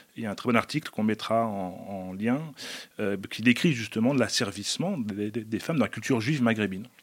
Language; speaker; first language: French; native; French